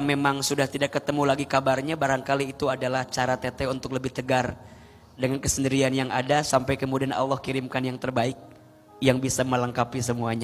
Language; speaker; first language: Indonesian; native; Indonesian